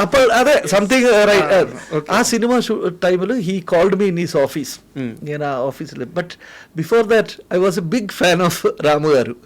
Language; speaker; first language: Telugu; non-native, fluent; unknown